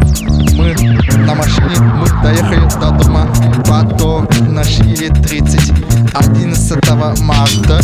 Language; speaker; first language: Russian; non-native, learner; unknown